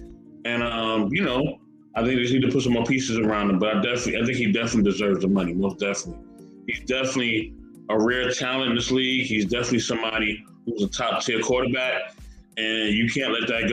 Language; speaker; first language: English; native; English